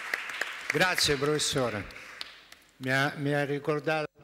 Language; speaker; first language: Italian; native; Italian